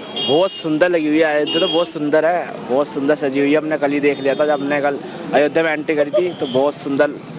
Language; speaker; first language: Hindi; native; Hindi